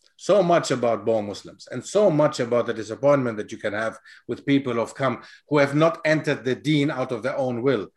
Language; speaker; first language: English; non-native, fluent; Greek